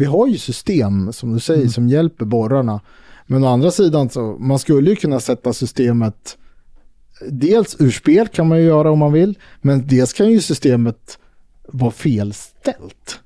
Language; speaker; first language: Swedish; native; Swedish